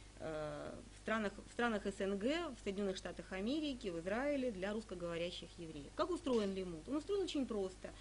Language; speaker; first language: Russian; native; Russian